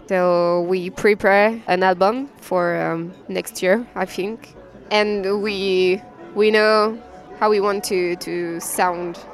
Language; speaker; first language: English; non-native, fluent; French